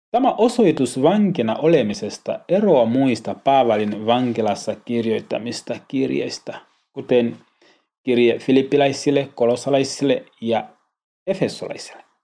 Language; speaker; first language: Finnish; non-native, learner; Swahili